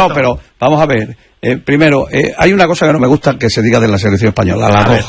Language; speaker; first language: Spanish; native; Spanish